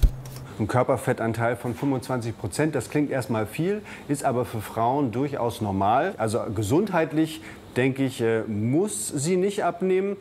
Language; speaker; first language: German; native; German